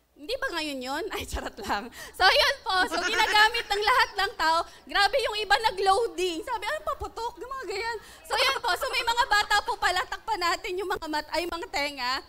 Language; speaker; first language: Filipino; native; Filipino